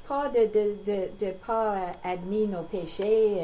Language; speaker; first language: French; non-native, learner; English